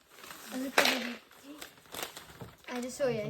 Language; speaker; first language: Danish; early bilingual, other home language; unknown